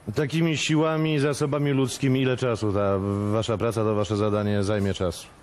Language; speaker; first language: Polish; native; Polish